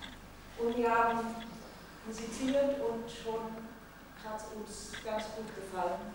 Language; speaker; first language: German; non-native, fluent; Hebrew